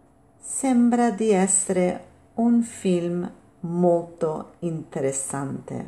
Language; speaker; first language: Italian; non-native, fluent; English